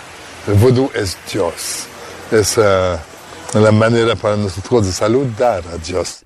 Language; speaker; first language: Spanish; non-native, fluent; Haitian Creole